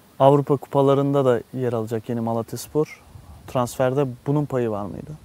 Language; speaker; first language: Turkish; native; Turkish